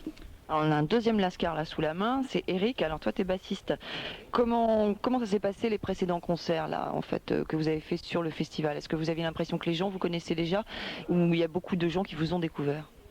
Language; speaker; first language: French; native; French